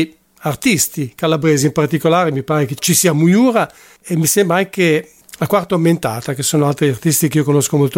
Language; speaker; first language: Italian; native; Italian